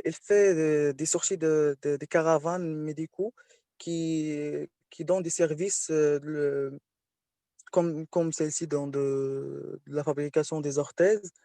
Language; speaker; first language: French; non-native, local second language; Arabic